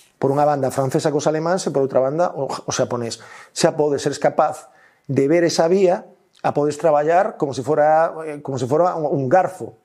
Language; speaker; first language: Galician; native; Galician